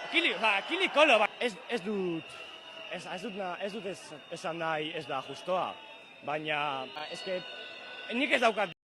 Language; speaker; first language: Basque; non-native, learner; Spanish